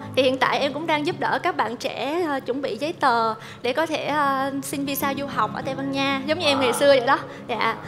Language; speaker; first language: Vietnamese; native; Vietnamese